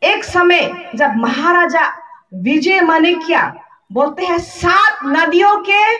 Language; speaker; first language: Hindi; non-native, local second language; Bodo